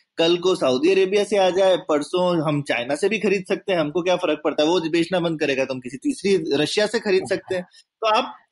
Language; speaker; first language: Hindi; native; Hindi